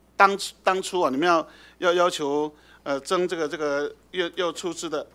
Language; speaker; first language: Chinese; native; Chinese